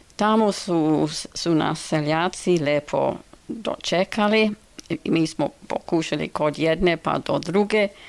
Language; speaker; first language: Serbian; non-native, fluent; English